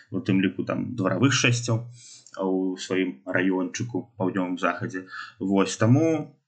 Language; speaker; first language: Belarusian; non-native, local second language; Russian